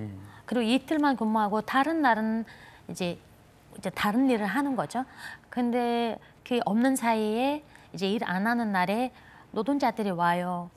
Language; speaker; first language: Korean; non-native, fluent; Mongolian